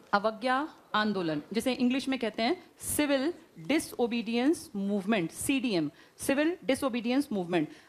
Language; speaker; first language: Hindi; native; Hindi